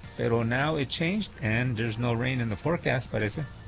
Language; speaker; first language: English; early bilingual, other home language; Spanish